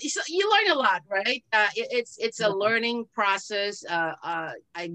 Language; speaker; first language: English; non-native, local second language; Filipino